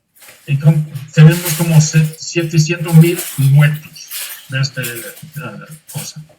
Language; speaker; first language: Spanish; non-native, fluent; English